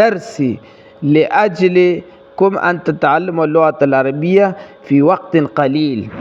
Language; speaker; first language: Arabic; non-native, learner; Pashto